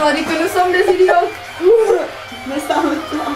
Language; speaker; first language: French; non-native, learner; Czech